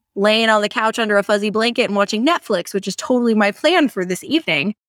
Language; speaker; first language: English; native; English